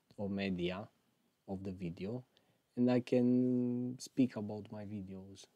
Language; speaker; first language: English; non-native, learner; Romanian